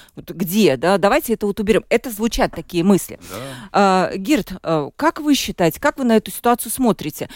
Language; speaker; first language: Russian; native; Russian